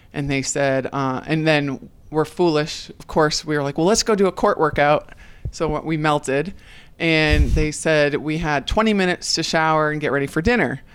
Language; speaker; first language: English; native; English